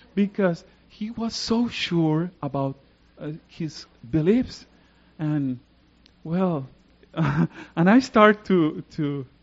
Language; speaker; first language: English; non-native, fluent; Spanish